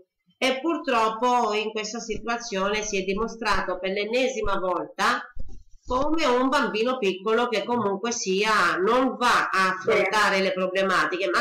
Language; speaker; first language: Italian; native; Italian